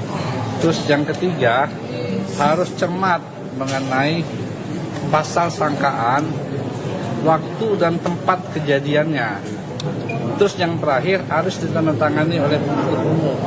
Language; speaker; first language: Indonesian; native; Indonesian